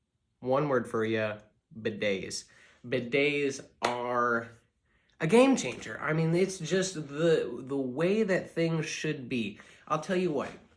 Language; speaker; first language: English; native; English